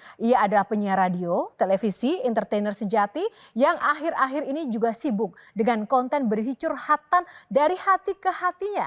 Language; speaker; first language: Indonesian; native; Indonesian